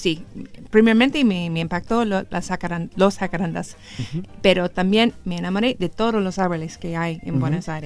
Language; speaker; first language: Spanish; non-native, learner; English